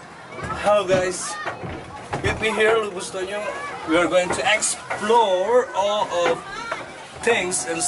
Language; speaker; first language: English; non-native, learner; Indonesian